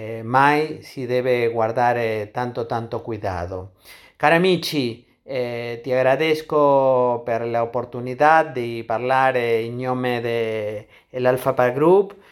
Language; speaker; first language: Italian; non-native, learner; Spanish